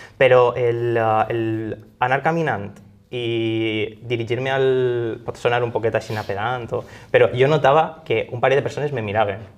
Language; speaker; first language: Catalan; native; Catalan